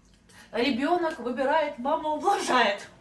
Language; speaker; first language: Russian; native; Russian